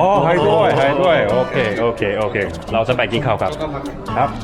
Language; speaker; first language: Thai; non-native, learner; Korean